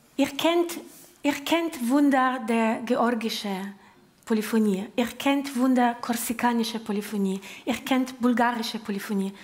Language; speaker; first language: German; non-native, learner; Ukrainian